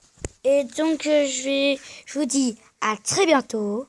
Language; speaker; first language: French; native; French